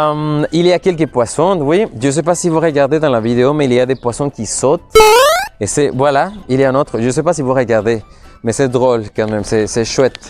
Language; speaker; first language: French; non-native, fluent; Spanish